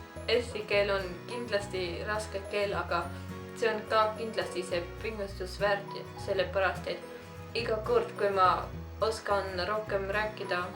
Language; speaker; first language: Estonian; non-native, fluent; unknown